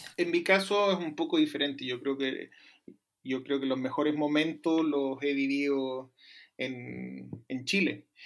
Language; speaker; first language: Spanish; native; Spanish